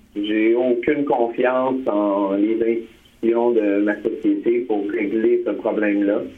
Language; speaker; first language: French; native; French